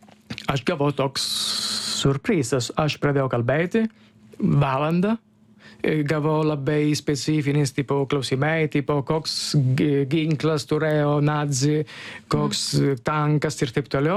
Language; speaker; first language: Lithuanian; non-native, learner; Italian